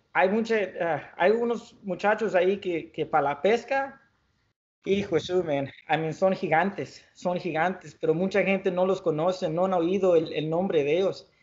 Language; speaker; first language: Spanish; early bilingual, heritage; Spanish